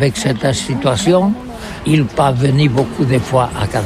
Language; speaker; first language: French; non-native, learner; Catalan